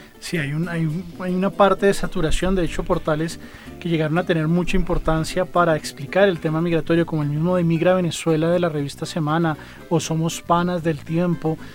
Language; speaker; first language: Spanish; native; Spanish